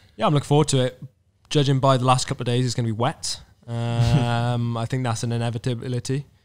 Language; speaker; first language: English; native; English